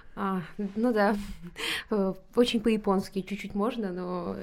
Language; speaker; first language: Russian; native; Russian